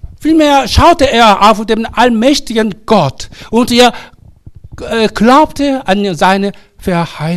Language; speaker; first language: German; non-native, learner; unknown